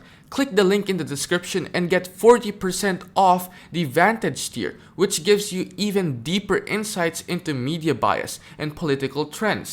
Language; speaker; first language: English; native; English